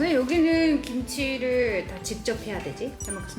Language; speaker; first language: Korean; native; Korean